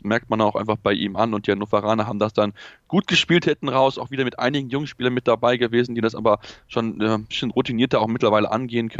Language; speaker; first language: German; native; German